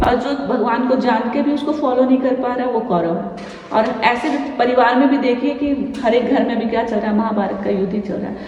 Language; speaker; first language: Hindi; native; Hindi